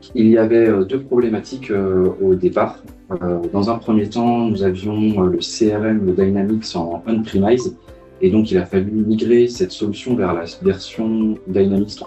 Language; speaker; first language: French; native; French